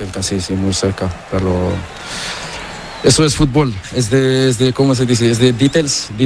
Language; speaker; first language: Spanish; non-native, learner; Portuguese